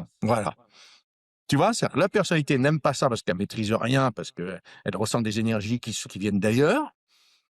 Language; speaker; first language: French; native; French